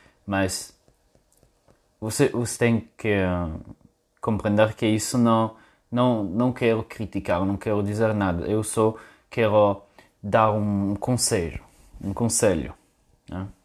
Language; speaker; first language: Portuguese; non-native, fluent; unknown